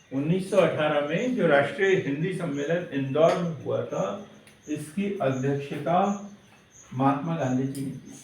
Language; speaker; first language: Hindi; native; Hindi